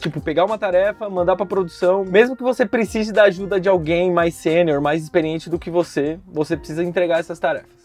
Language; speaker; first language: Portuguese; native; Portuguese